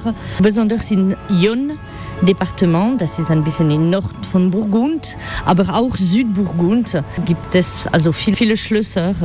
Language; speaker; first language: German; non-native, fluent; French